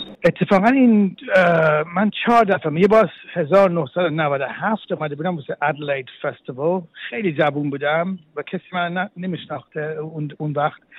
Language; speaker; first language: Persian; early bilingual, heritage; Persian